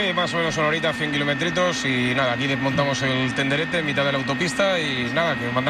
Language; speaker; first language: Spanish; native; Spanish